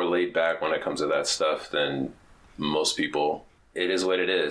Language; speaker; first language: English; native; English